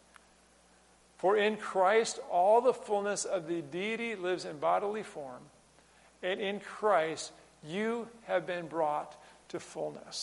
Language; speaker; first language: English; native; English